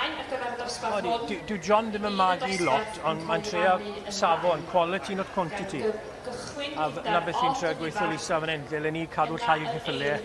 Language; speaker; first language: Welsh; native; Welsh